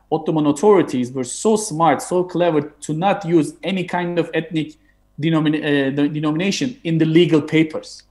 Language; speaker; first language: English; non-native, fluent; Turkish